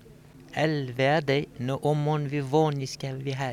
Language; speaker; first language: Danish; non-native, learner; Kurdish